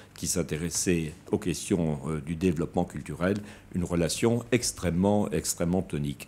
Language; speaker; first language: French; native; French